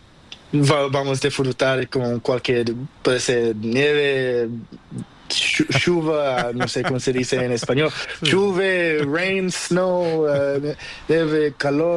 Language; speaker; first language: Spanish; non-native, learner; Portuguese